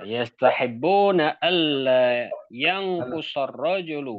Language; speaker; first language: Arabic; non-native, fluent; Indonesian